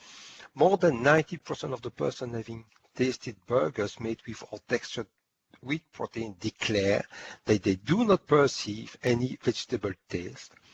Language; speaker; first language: English; non-native, fluent; French